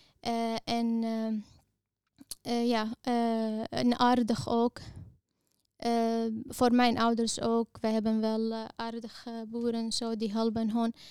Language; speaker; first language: Dutch; non-native, fluent; Arabic